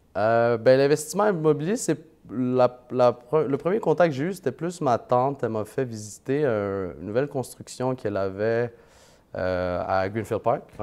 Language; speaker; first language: French; early bilingual, other home language; Vietnamese